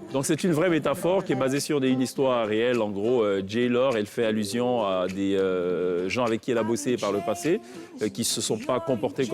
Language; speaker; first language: French; native; French